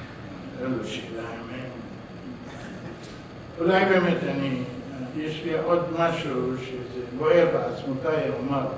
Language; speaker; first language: Hebrew; non-native, fluent; Arabic